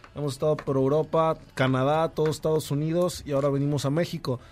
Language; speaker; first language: Spanish; native; Spanish